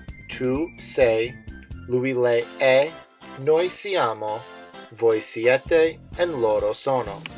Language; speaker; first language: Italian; non-native, fluent; English